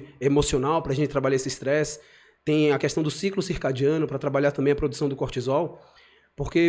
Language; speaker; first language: Portuguese; native; Portuguese